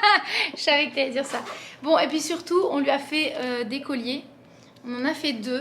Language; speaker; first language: French; native; French